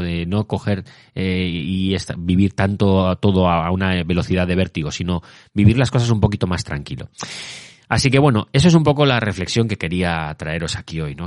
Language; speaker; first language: Spanish; native; Spanish